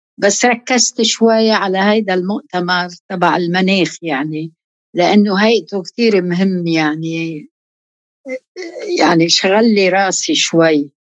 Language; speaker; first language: Arabic; native; Arabic